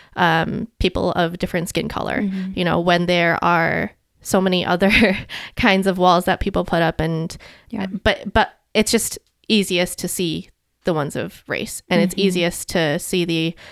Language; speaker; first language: English; native; English